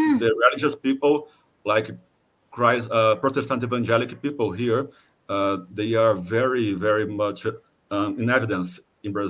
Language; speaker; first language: English; non-native, fluent; Portuguese